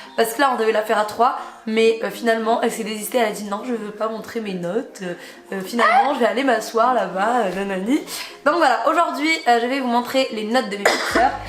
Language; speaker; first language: French; native; French